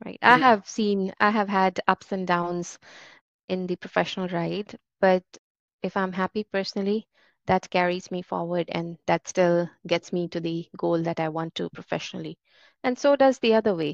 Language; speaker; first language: English; non-native, local second language; Hindi